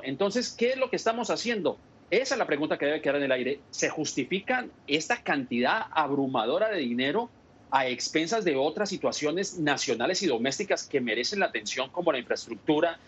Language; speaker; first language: Spanish; native; Spanish